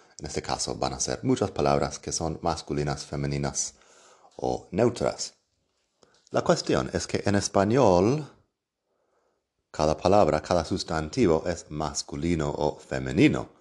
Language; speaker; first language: Spanish; non-native, fluent; English